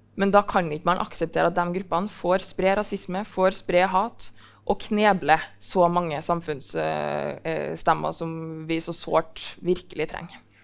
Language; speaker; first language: Norwegian; native; Norwegian